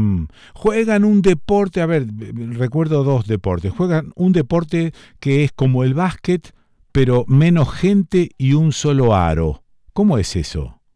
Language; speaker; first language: Spanish; native; Spanish